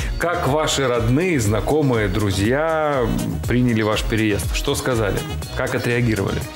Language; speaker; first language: Russian; native; Russian